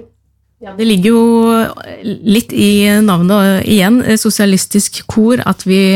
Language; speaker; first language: Norwegian; native; Norwegian